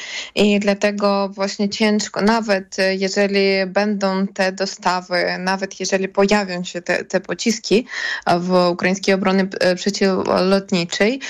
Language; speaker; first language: Polish; non-native, fluent; Ukrainian